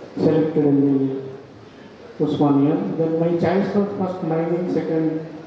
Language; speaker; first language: English; non-native, local second language; Telugu